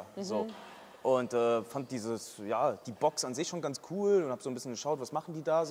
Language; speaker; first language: German; native; German